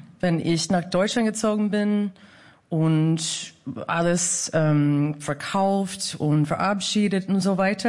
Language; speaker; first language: German; non-native, fluent; English